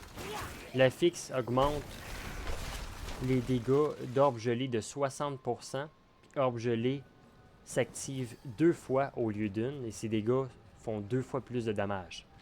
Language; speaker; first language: French; native; French